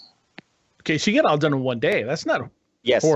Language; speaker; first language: English; native; English